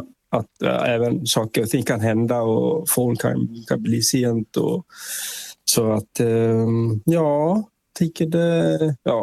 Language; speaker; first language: Swedish; non-native, fluent; Vietnamese